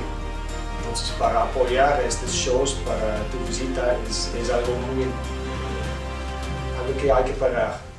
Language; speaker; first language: Spanish; non-native, fluent; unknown